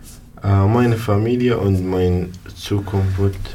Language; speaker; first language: German; non-native, learner; Arabic